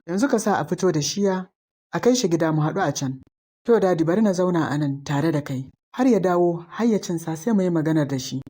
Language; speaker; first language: Hausa; native; Hausa